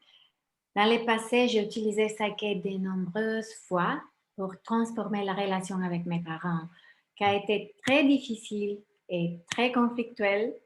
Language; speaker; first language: French; non-native, fluent; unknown